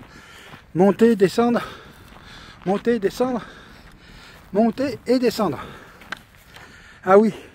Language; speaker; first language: French; native; French